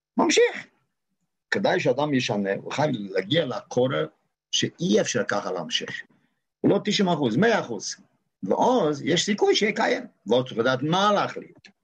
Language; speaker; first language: Hebrew; non-native, local second language; Yiddish